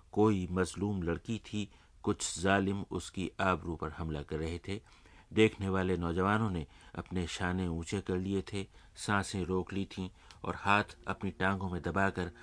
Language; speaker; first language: Urdu; native; Urdu